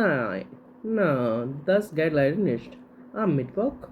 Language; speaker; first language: German; non-native, learner; Hindi